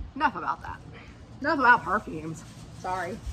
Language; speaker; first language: English; native; English